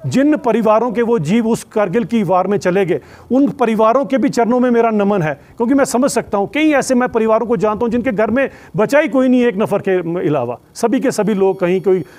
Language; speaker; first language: Hindi; native; Hindi